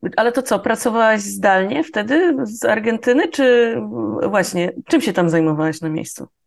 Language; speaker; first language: Polish; native; Polish